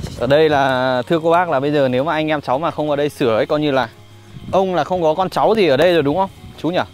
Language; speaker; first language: Vietnamese; non-native, local second language; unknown